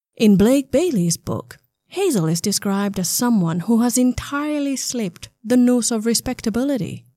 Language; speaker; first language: English; non-native, fluent; Finnish